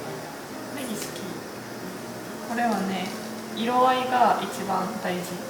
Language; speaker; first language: Japanese; non-native, fluent; Korean